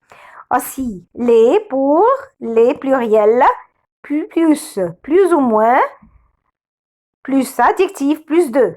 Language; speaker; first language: French; non-native, fluent; Arabic